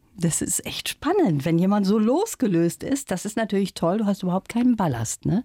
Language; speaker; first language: German; native; German